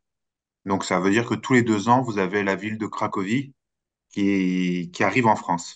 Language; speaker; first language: French; native; French